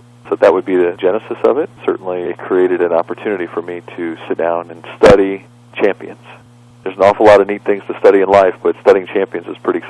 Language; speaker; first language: English; native; English